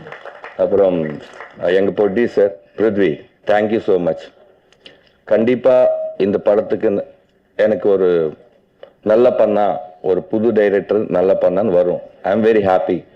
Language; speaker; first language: Tamil; non-native, learner; Telugu